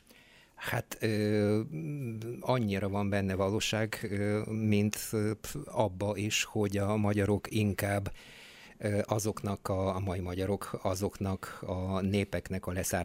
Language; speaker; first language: Hungarian; non-native, fluent; Bulgarian